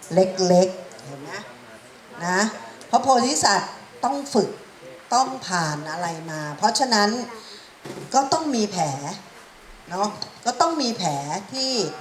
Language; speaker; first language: Thai; native; Thai